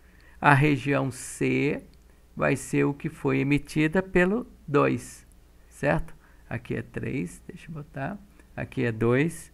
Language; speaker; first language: Portuguese; native; Portuguese